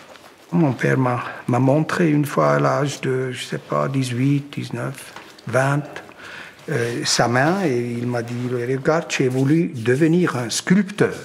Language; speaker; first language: French; non-native, local second language; German